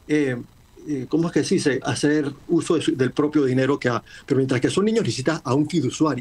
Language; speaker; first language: Spanish; native; Spanish